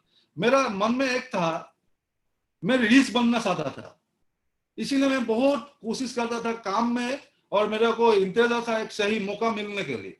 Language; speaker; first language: Hindi; non-native, local second language; Assamese